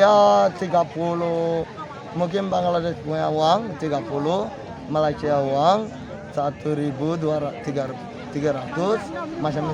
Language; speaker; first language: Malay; non-native, learner; Rohingya